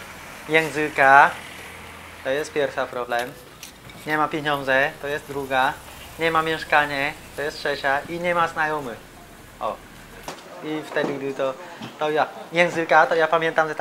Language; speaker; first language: Polish; non-native, learner; Vietnamese